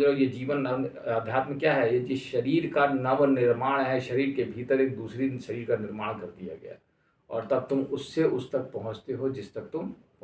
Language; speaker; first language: Hindi; native; Hindi